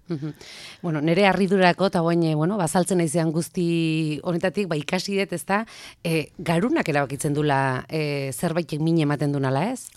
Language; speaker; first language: Basque; native; Basque